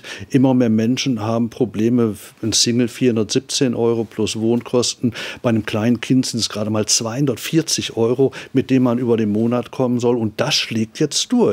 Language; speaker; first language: German; native; German